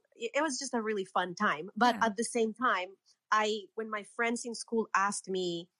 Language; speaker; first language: English; non-native, fluent; Spanish